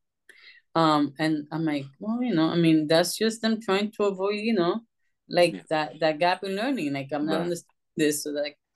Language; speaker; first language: English; early bilingual, other home language; Spanish